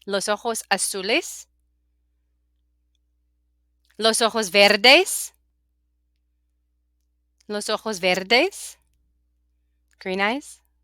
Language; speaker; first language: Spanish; non-native, fluent; English